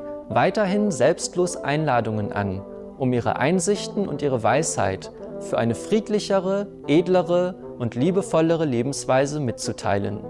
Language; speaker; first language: German; native; German